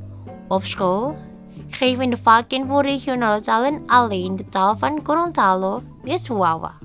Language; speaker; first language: Dutch; non-native, fluent; Indonesian